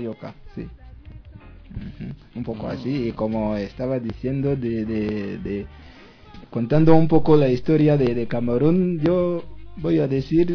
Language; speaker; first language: Spanish; non-native, learner; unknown